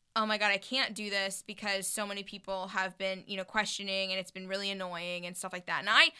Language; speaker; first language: English; native; English